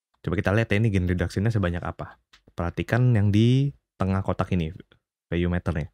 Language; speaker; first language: Indonesian; native; Indonesian